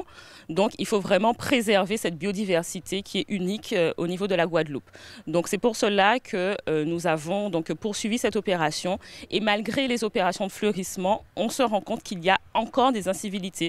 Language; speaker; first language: French; native; French